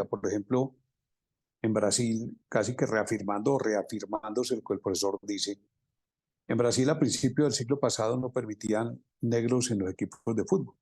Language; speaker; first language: Spanish; native; Spanish